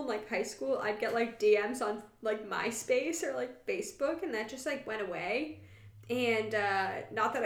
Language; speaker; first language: English; native; English